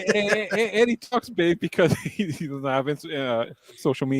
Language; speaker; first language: English; native; English